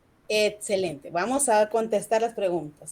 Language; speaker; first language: Spanish; native; Spanish